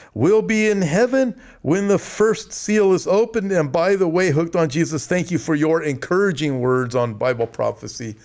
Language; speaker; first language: English; native; English